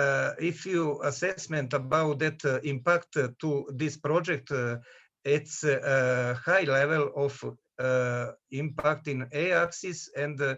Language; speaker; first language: English; non-native, learner; Serbian